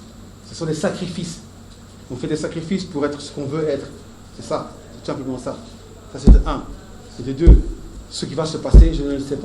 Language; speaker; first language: French; native; French